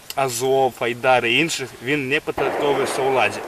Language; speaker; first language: Ukrainian; non-native, fluent; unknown